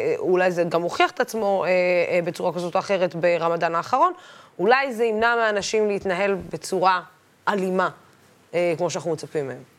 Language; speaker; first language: Hebrew; non-native, local second language; Arabic